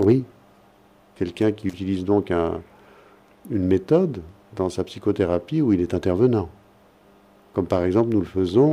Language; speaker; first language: French; native; French